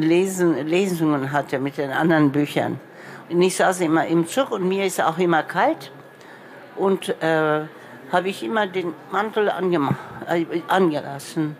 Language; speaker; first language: German; non-native, local second language; Turkish